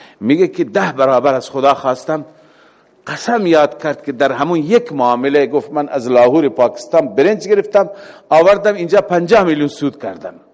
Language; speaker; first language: Persian; native; Persian